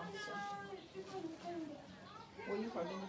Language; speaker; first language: Chinese; non-native, fluent; Mongolian